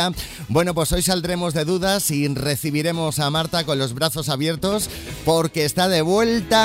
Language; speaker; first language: Spanish; native; Spanish